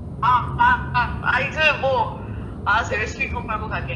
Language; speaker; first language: Korean; non-native, fluent; Chinese